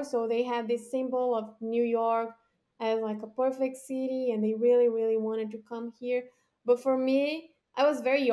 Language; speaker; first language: English; non-native, fluent; Portuguese